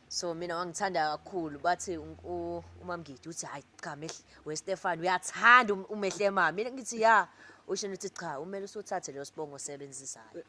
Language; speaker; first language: Zulu; non-native, local second language; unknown